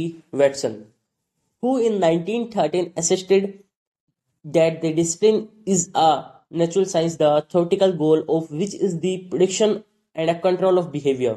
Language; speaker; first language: English; non-native, local second language; Hindi